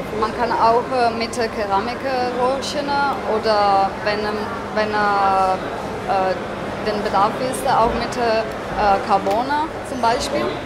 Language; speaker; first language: German; non-native, fluent; Italian